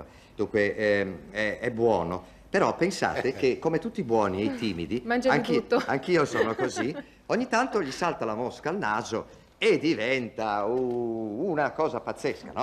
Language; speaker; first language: Italian; native; Italian